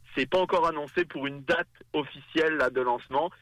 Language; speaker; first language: French; native; French